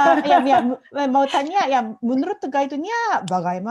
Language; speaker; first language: Indonesian; non-native, fluent; Japanese